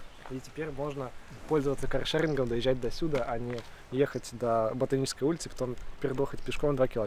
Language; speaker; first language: Russian; native; Russian